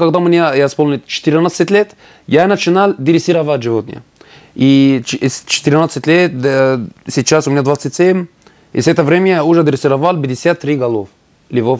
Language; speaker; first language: Russian; non-native, learner; Arabic